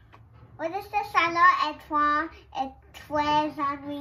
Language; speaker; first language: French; non-native, learner; English